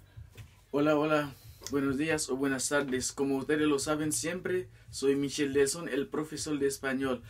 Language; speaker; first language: Spanish; non-native, fluent; Haitian Creole